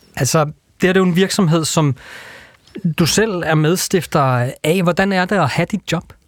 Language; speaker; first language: Danish; native; Danish